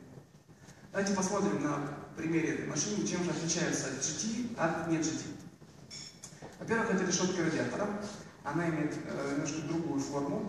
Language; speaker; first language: Russian; native; Russian